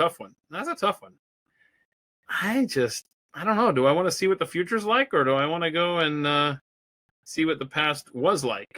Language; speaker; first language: English; native; English